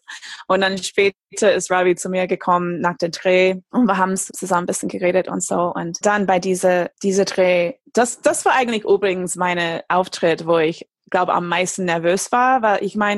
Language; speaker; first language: German; non-native, fluent; English